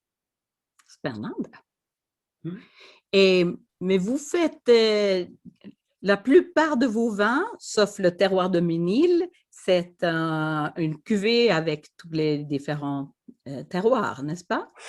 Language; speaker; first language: French; non-native, fluent; Swedish